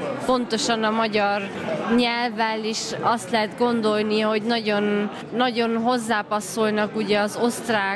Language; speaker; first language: Hungarian; early bilingual, heritage; German